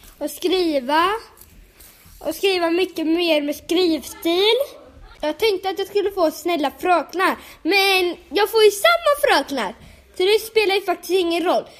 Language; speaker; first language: Swedish; native; Swedish